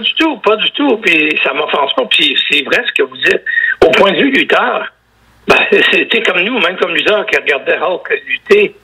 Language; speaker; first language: French; native; French